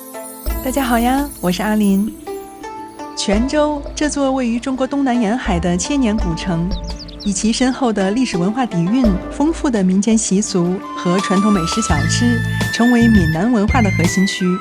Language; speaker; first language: Chinese; native; Chinese